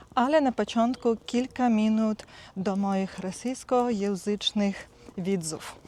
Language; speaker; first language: Polish; non-native, learner; Russian